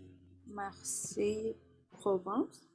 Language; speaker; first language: French; non-native, learner; Spanish